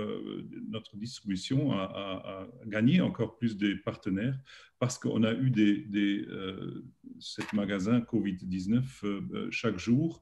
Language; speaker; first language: French; non-native, learner; German